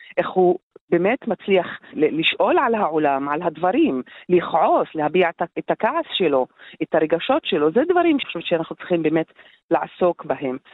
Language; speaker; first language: Hebrew; non-native, local second language; Arabic